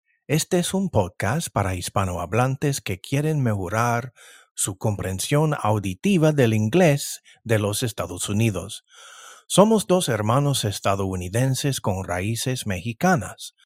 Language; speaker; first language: Spanish; non-native, fluent; English